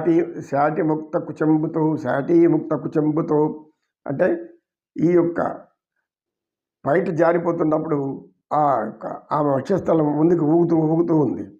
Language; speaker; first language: Telugu; native; Telugu